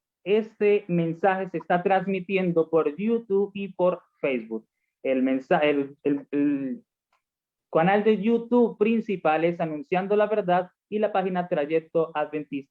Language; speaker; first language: Spanish; native; Spanish